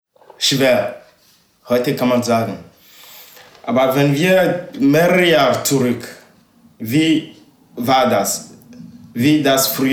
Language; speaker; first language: German; non-native, learner; Ewe